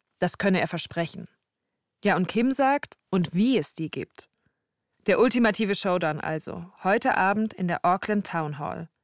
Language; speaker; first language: German; native; German